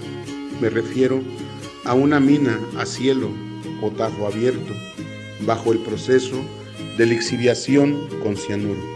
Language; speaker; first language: Spanish; native; Spanish